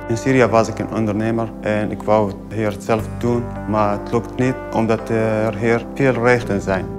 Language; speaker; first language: Dutch; non-native, learner; Arabic